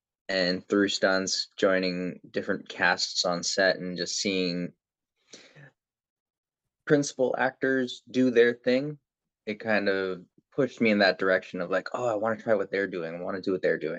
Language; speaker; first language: English; native; English